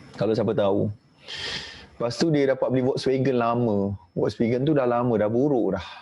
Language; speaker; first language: Malay; native; Malay